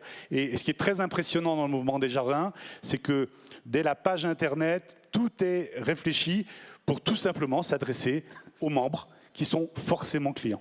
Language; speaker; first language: French; native; French